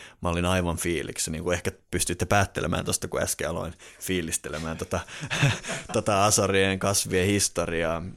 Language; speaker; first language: Finnish; native; Finnish